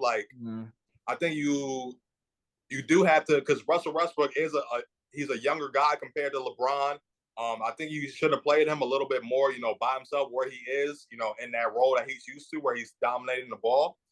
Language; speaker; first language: English; native; English